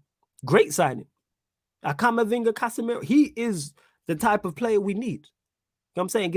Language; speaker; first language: English; native; English